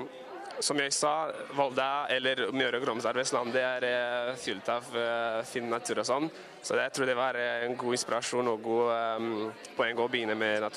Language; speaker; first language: Norwegian; non-native, fluent; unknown